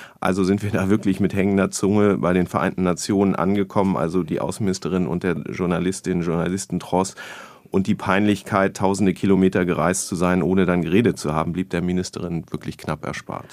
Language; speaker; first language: German; native; German